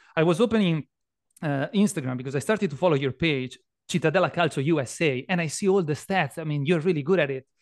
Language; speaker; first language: English; non-native, fluent; Italian